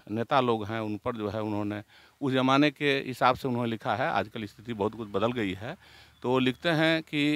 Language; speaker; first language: Hindi; native; Hindi